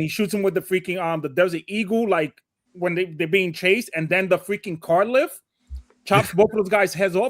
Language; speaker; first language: English; native; English